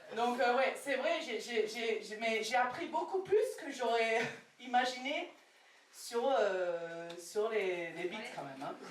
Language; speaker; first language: French; non-native, fluent; English